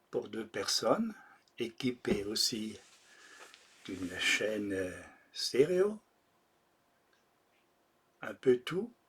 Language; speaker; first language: French; non-native, local second language; German